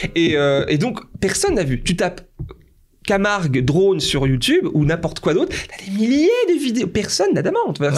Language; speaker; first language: French; native; French